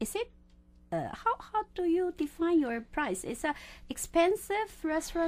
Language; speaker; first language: English; non-native, local second language; Chinese